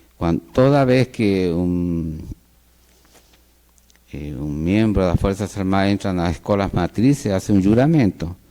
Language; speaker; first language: Portuguese; non-native, fluent; Spanish